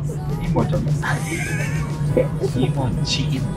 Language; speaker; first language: Korean; non-native, fluent; Polish